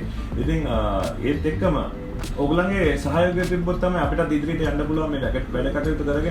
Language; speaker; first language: Sinhala; non-native, local second language; Tamil